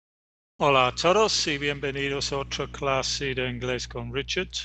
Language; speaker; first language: Spanish; non-native, fluent; English